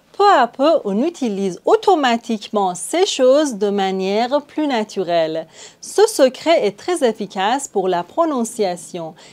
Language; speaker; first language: French; non-native, fluent; Persian